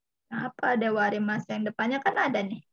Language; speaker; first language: Indonesian; native; Indonesian